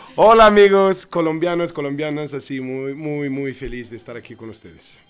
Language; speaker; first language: Spanish; non-native, fluent; English